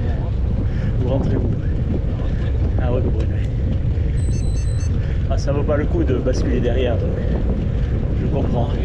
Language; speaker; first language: French; native; French